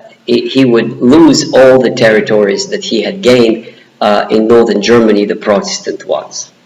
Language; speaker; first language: English; non-native, fluent; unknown